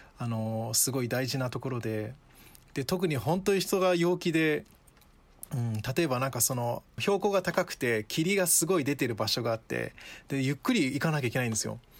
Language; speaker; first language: Japanese; early bilingual, other home language; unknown